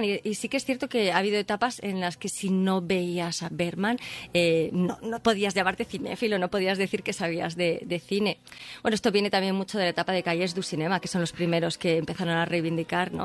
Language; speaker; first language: Spanish; native; Spanish